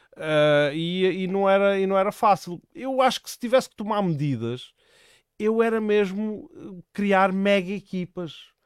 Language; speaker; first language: Portuguese; native; Portuguese